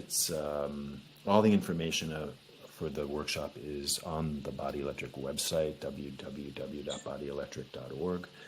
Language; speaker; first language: English; native; English